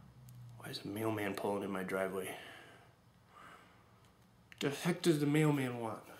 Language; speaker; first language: English; native; English